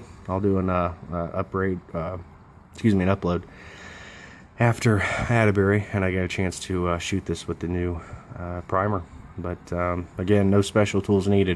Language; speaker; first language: English; native; English